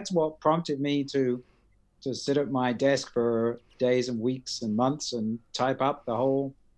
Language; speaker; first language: English; native; English